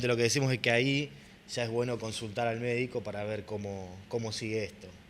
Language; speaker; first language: Spanish; native; Spanish